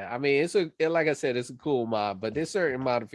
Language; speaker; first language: English; native; English